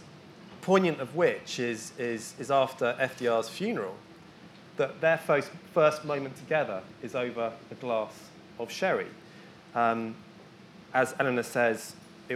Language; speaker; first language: English; native; English